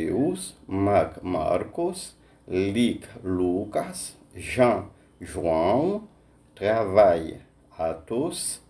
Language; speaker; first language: Portuguese; non-native, fluent; Haitian Creole